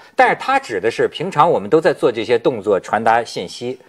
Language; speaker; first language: Chinese; native; Chinese